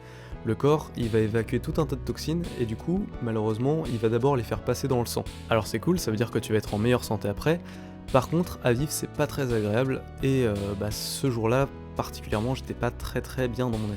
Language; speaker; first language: French; native; French